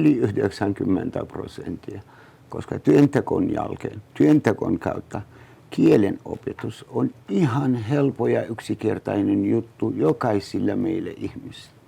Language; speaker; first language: Finnish; non-native, learner; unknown